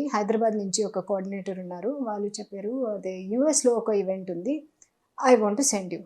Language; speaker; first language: Telugu; non-native, local second language; Hindi